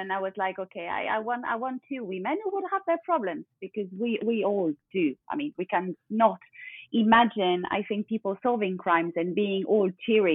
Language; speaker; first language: English; non-native, fluent; French